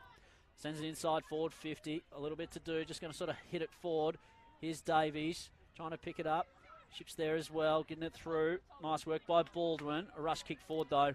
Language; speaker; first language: English; native; English